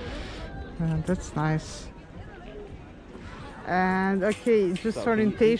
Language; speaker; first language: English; non-native, fluent; Serbian